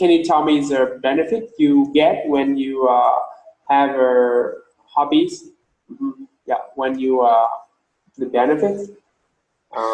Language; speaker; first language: English; non-native, learner; Vietnamese